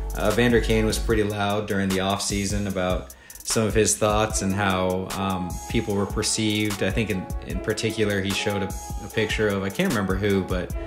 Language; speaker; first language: English; native; English